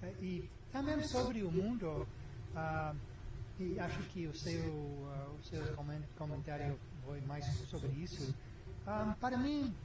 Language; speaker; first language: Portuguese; non-native, learner; English